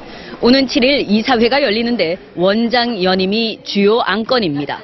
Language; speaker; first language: Korean; native; Korean